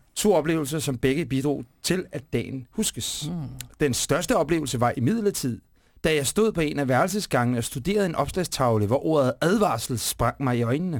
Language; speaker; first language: Danish; native; Danish